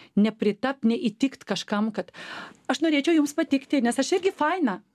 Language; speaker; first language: Lithuanian; non-native, local second language; Polish